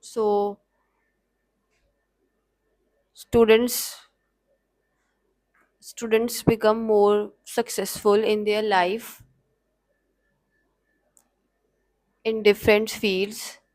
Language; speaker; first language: English; non-native, learner; Urdu